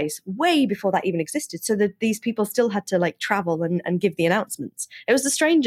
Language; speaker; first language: English; native; English